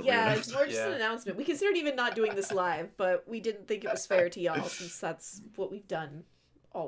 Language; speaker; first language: English; native; English